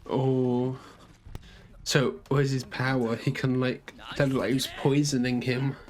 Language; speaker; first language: English; native; English